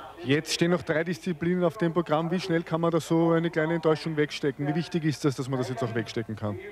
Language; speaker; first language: German; native; German